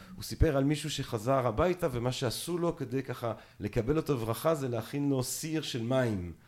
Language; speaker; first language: Hebrew; early bilingual, other home language; French